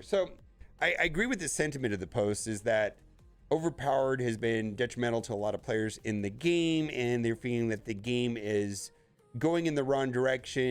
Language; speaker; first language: English; native; English